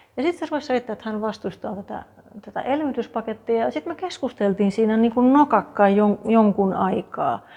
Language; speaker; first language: Finnish; native; Finnish